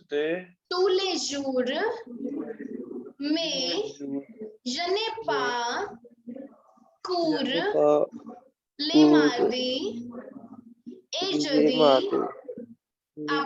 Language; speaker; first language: French; non-native, fluent; Hindi